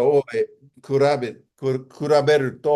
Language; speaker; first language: Japanese; non-native, fluent; English